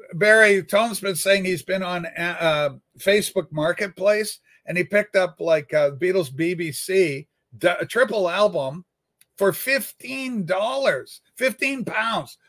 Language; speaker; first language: English; native; English